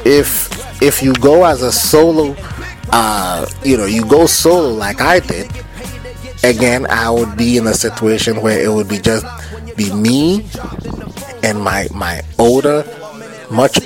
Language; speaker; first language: English; non-native, local second language; Akan